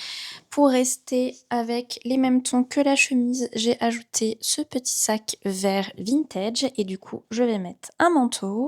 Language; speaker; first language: French; native; French